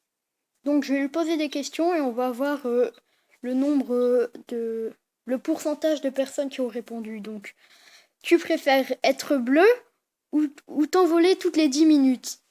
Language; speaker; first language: French; native; French